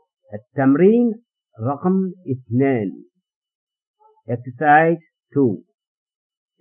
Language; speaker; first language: Arabic; non-native, fluent; English